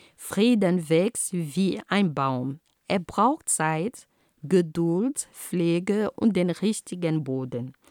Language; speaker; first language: German; non-native, fluent; Ghomala